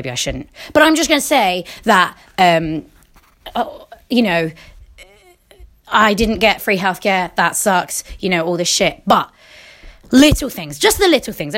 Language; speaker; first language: English; native; English